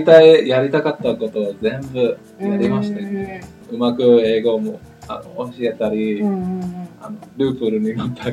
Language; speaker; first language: Japanese; non-native, learner; English